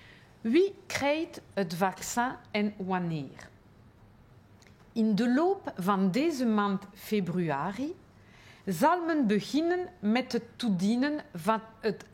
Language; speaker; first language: Dutch; non-native, local second language; French